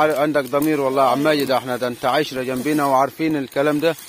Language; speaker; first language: Arabic; native; Arabic